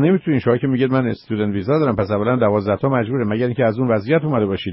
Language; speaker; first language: Persian; native; Persian